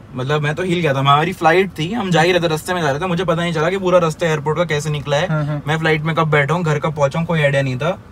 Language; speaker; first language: Hindi; native; Hindi